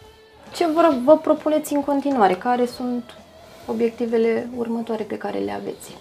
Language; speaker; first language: Romanian; native; Romanian